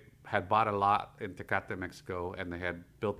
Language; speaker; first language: English; early bilingual, other home language; Spanish